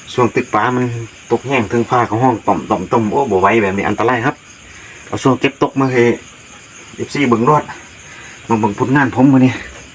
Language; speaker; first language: Thai; native; Thai